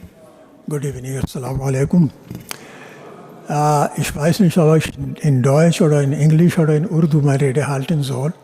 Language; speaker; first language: German; non-native, fluent; Urdu